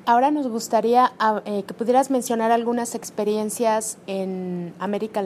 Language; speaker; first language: Spanish; native; Spanish